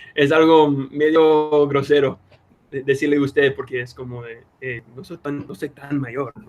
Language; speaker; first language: Spanish; non-native, fluent; English